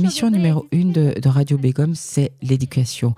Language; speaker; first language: French; early bilingual, other home language; Persian